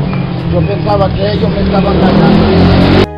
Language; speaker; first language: Spanish; non-native, fluent; Haitian Creole